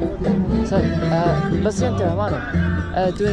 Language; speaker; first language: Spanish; non-native, learner; English